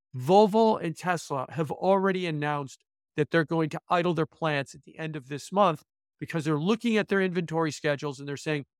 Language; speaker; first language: English; native; English